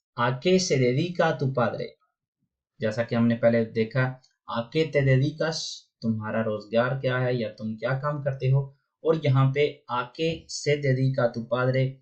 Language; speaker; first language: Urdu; non-native, local second language; Punjabi